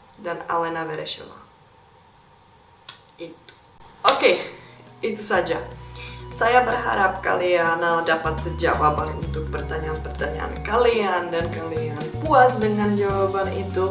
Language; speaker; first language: Indonesian; non-native, fluent; Czech